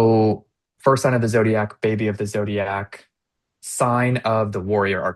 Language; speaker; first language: English; native; English